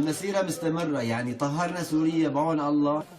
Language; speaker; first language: Arabic; native; Arabic